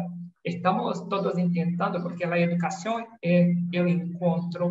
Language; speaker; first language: Spanish; non-native, learner; Portuguese